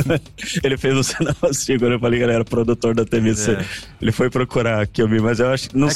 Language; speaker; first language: Portuguese; native; Portuguese